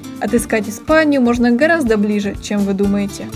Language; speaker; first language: Russian; native; Russian